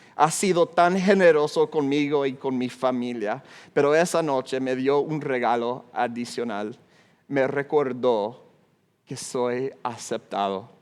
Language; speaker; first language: Spanish; non-native, fluent; English